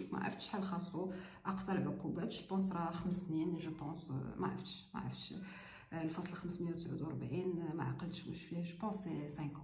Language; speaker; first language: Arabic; native; Arabic